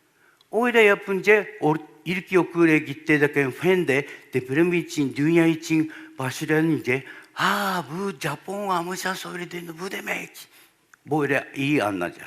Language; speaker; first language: Turkish; non-native, learner; Japanese